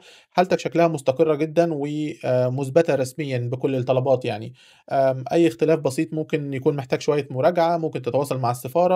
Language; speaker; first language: Arabic; native; Arabic